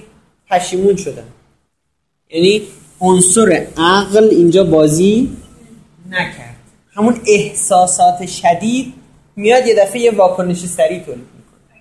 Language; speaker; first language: Persian; native; Persian